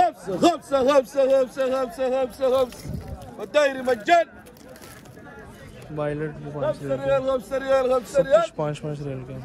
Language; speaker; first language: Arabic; non-native, learner; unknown